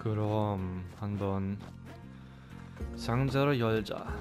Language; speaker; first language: Korean; non-native, learner; German